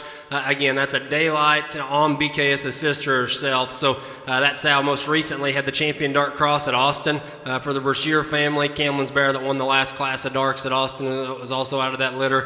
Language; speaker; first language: English; native; English